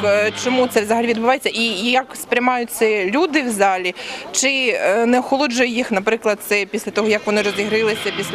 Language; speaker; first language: Ukrainian; native; Ukrainian